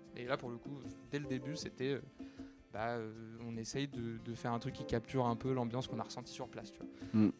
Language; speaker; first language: French; native; French